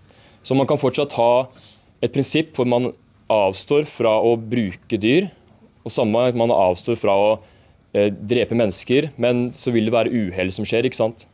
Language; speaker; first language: Norwegian; native; Norwegian